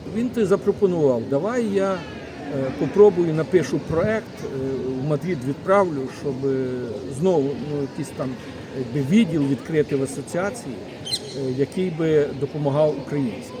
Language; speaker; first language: Ukrainian; native; Ukrainian